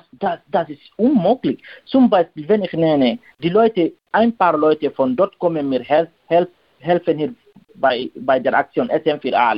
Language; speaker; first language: German; non-native, learner; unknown